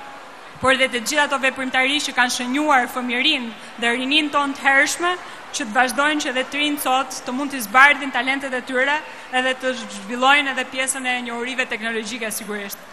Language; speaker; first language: Albanian; native; Albanian